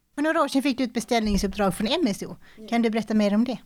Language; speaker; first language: Swedish; native; Swedish